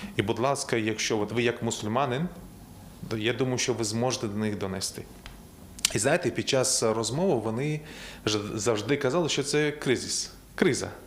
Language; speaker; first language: Ukrainian; native; Ukrainian